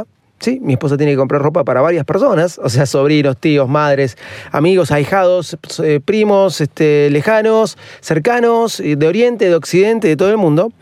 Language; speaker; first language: Spanish; native; Spanish